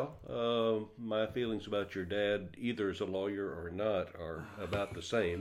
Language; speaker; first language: English; native; English